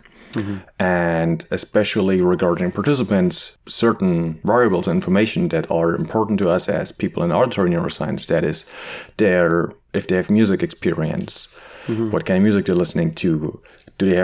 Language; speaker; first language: English; non-native, fluent; German